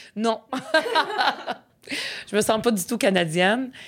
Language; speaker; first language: French; early bilingual, other home language; Arabic